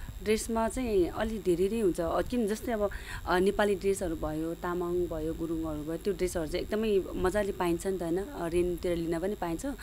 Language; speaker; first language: Nepali; non-native, local second language; Sherpa